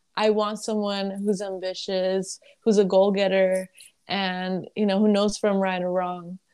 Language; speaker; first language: English; early bilingual, other home language; Arabic